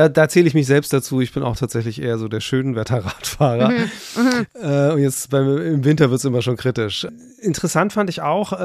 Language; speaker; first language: German; native; German